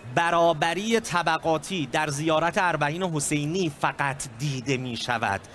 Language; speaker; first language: Persian; native; Persian